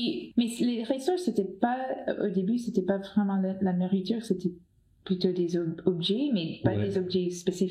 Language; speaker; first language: French; non-native, learner; English